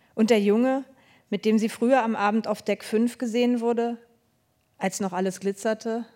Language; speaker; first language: German; native; German